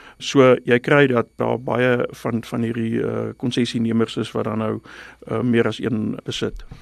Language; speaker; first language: Afrikaans; non-native, local second language; English